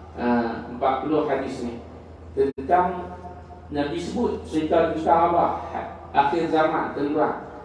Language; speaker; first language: Malay; native; Malay